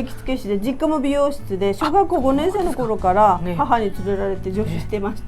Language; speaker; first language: Japanese; native; Japanese